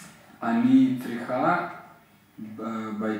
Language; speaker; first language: Hebrew; non-native, learner; Serbian